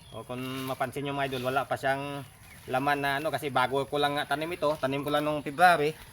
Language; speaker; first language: Filipino; non-native, local second language; Cebuano